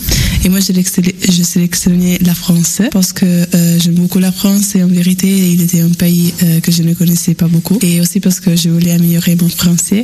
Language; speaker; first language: French; non-native, fluent; Italian